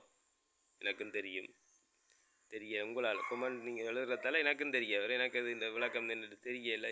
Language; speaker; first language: Tamil; native; Tamil